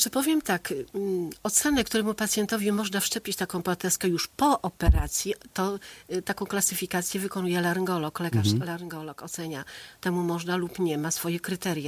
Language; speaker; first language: Polish; native; Polish